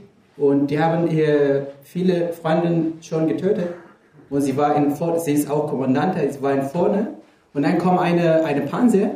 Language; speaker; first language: German; non-native, fluent; Kurdish